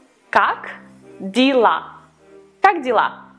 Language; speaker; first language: Russian; non-native, fluent; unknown